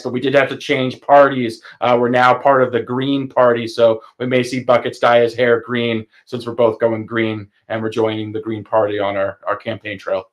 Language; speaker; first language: English; native; English